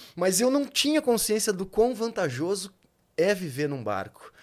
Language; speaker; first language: Portuguese; native; Portuguese